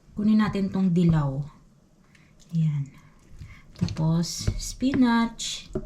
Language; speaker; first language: Filipino; non-native, local second language; Hiligaynon